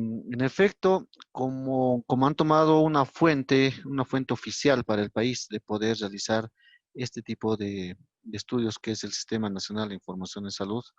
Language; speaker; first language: Spanish; native; Spanish